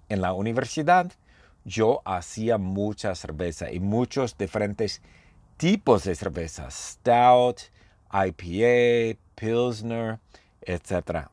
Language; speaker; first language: Spanish; non-native, fluent; English